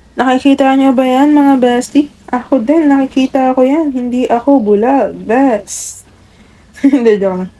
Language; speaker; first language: Filipino; native; Filipino